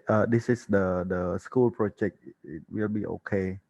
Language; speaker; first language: English; non-native, learner; Khmer